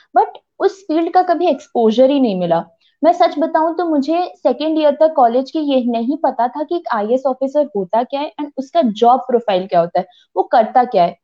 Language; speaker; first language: Hindi; native; Hindi